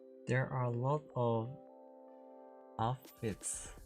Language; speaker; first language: English; non-native, learner; Korean